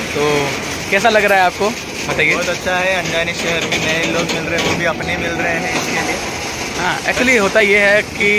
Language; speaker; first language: Hindi; native; Hindi